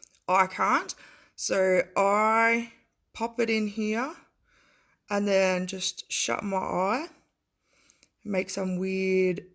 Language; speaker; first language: English; native; English